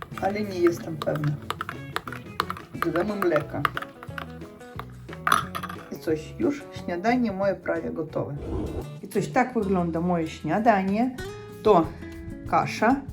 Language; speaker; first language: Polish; non-native, learner; Russian